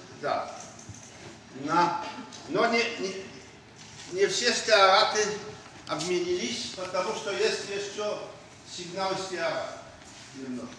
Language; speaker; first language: Russian; non-native, fluent; Polish